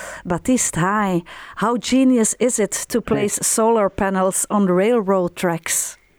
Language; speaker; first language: English; non-native, fluent; Dutch